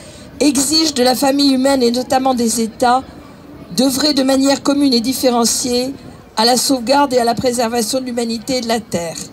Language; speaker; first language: French; native; French